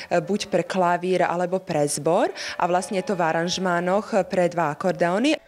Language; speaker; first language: Slovak; early bilingual, other home language; Serbian